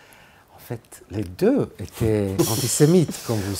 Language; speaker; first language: French; non-native, fluent; Hebrew